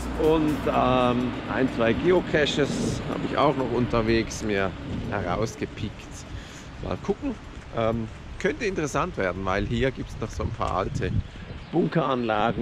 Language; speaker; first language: German; native; German